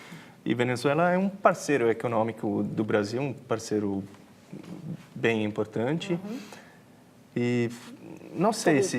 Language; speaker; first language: Portuguese; non-native, fluent; German